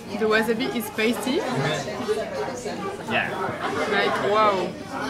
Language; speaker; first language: English; non-native, learner; French